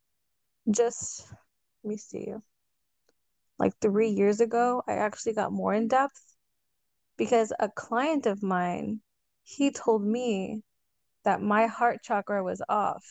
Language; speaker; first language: English; native; English